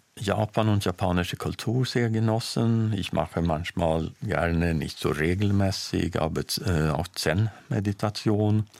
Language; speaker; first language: German; non-native, fluent; Swedish